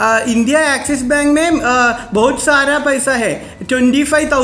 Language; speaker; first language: Hindi; non-native, local second language; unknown